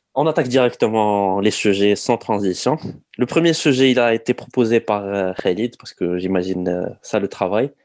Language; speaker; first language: French; non-native, local second language; Arabic